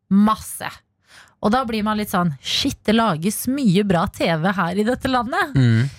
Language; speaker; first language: Norwegian; early bilingual, other home language; Albanian